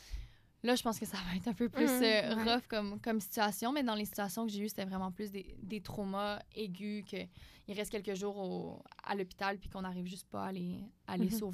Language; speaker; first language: French; native; French